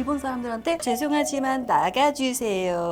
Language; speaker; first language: Korean; native; Korean